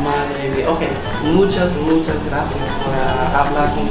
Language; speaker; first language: Spanish; non-native, learner; English